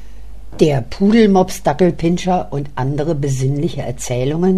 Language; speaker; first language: German; native; German